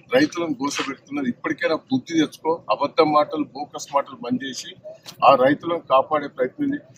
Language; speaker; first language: Telugu; native; Telugu